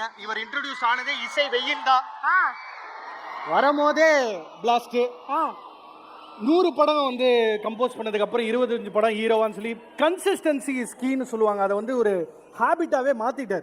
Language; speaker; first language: Tamil; native; Tamil